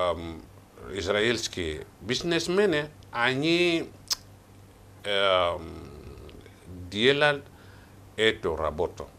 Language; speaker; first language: Russian; non-native, learner; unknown